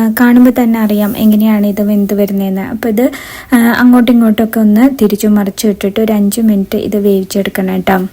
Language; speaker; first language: Malayalam; native; Malayalam